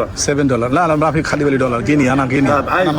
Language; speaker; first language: Arabic; non-native, learner; Bangla